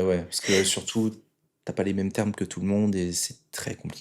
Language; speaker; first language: French; native; French